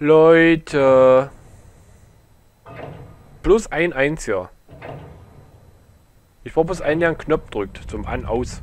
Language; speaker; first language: German; native; German